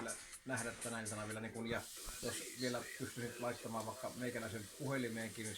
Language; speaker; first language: Finnish; native; Finnish